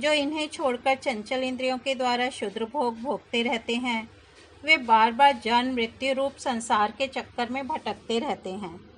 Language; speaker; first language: Hindi; native; Hindi